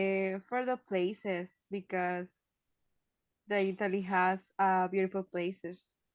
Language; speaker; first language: English; non-native, learner; Spanish